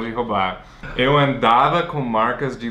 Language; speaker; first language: Portuguese; non-native, fluent; English